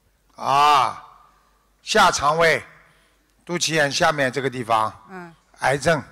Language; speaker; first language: Chinese; native; Chinese